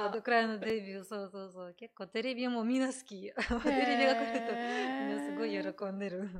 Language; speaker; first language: Japanese; non-native, fluent; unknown